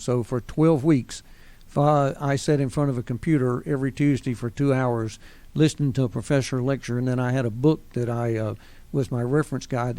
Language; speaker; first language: English; native; English